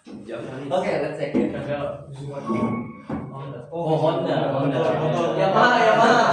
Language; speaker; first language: English; non-native, learner; Indonesian